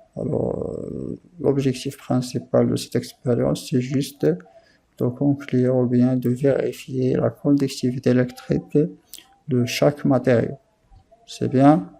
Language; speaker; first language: French; non-native, local second language; Arabic